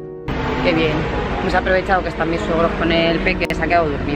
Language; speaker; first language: Spanish; native; Spanish